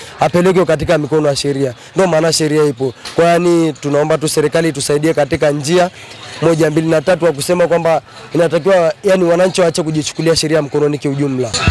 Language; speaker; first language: Swahili; native; Swahili